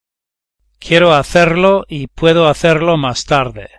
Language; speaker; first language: Spanish; non-native, learner; English